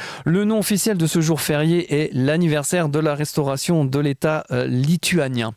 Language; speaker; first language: French; native; French